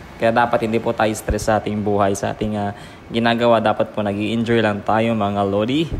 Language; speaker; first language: Filipino; native; Filipino